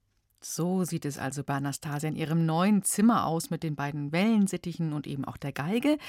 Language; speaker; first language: German; native; German